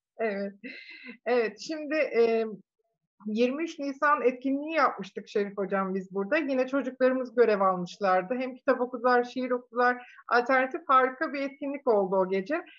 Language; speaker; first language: Turkish; native; Turkish